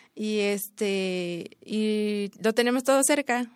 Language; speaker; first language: Spanish; native; Spanish